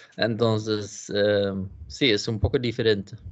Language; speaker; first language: Spanish; non-native, learner; Swedish